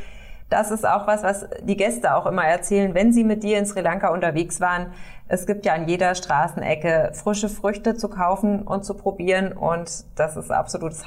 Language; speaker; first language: German; native; German